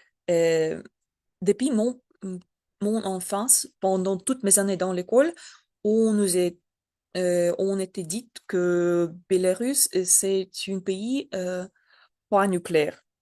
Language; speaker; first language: French; non-native, learner; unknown